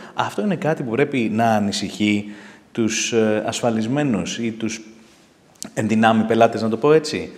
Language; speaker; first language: Greek; native; Greek